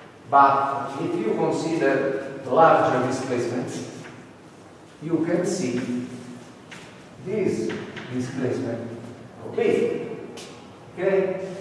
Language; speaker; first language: English; non-native, fluent; Italian